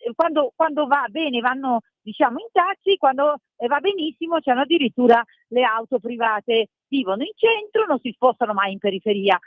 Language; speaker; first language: Italian; native; Italian